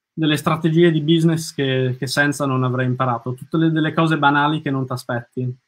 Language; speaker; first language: Italian; early bilingual, heritage; Italian